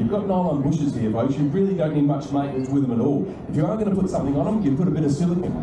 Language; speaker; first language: English; native; English